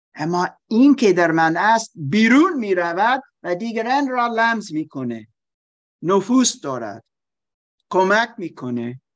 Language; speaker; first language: Persian; non-native, learner; German